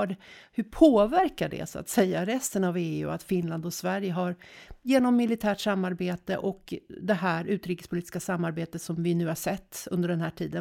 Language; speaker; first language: Swedish; native; Swedish